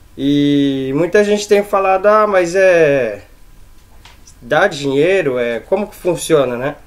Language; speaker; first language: Portuguese; native; Portuguese